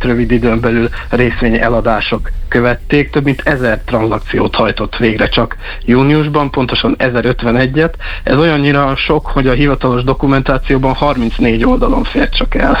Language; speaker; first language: Hungarian; native; Hungarian